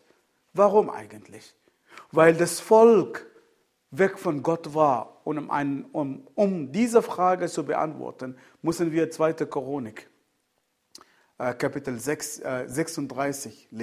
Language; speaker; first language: German; non-native, fluent; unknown